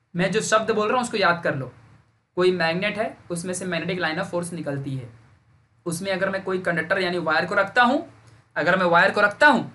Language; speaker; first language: Hindi; native; Hindi